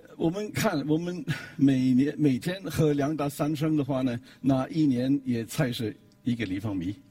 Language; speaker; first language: Chinese; non-native, fluent; German